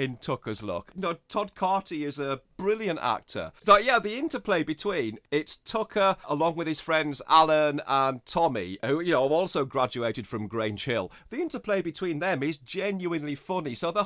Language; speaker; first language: English; native; English